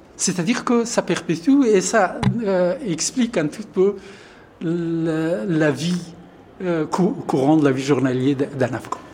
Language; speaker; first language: French; non-native, fluent; Pashto